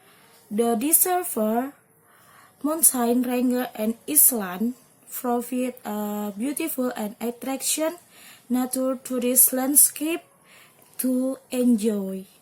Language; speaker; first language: English; non-native, learner; Indonesian